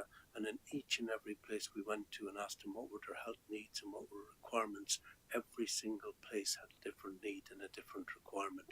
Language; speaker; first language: English; native; English